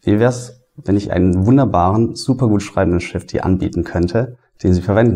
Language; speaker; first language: German; native; German